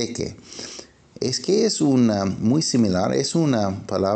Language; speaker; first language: Spanish; non-native, fluent; English